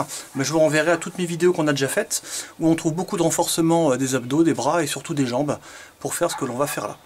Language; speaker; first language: French; native; French